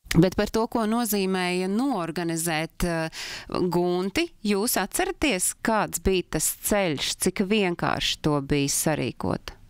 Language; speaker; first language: Latvian; native; Latvian